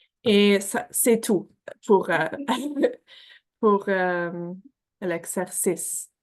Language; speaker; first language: French; non-native, fluent; English